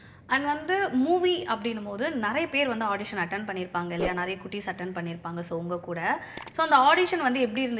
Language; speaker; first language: Tamil; native; Tamil